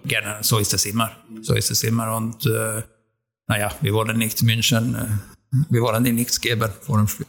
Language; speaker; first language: German; non-native, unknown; Swedish